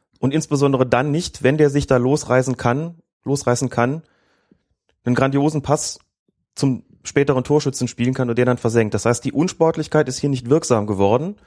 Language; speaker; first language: German; native; German